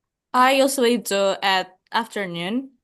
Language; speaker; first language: English; non-native, learner; Indonesian